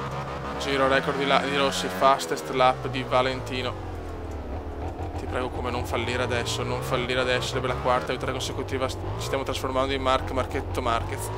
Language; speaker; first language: Italian; native; Italian